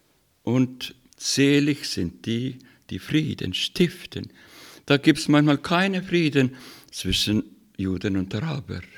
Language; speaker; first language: German; non-native, learner; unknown